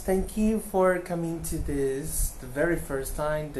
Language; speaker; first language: English; non-native, fluent; Chinese